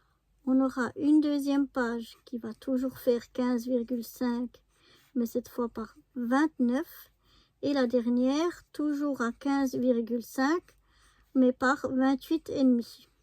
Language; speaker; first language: French; native; French